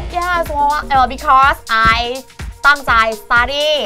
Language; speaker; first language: English; non-native, learner; Thai